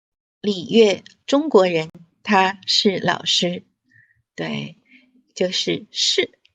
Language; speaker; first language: Chinese; non-native, fluent; English